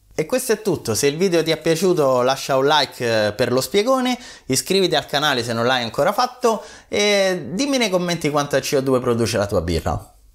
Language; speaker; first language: Italian; native; Italian